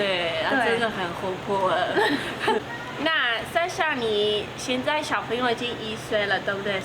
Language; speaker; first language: Chinese; non-native, fluent; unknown